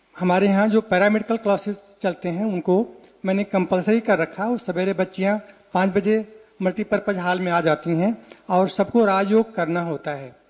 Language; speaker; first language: Hindi; native; Hindi